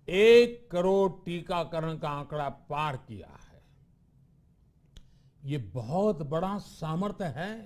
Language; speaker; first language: Hindi; non-native, local second language; Gujarati